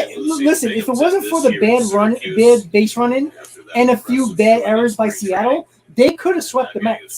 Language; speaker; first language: English; native; English